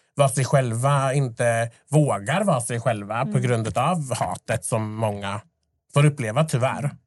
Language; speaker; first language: Swedish; early bilingual, other home language; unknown